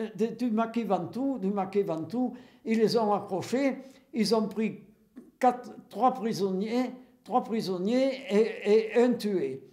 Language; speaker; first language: French; native; French